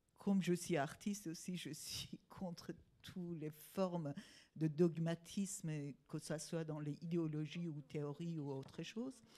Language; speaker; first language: French; non-native, fluent; Persian